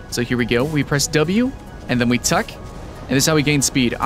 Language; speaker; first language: English; native; English